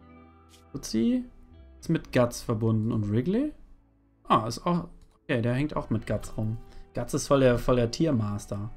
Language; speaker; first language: German; native; German